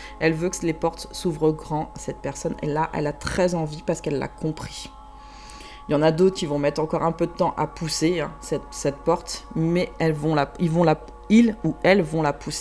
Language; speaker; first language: French; native; French